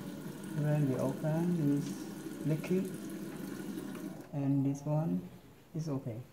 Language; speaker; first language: English; non-native, learner; Khmer